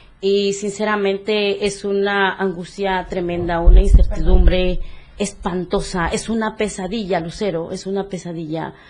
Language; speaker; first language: Spanish; native; Spanish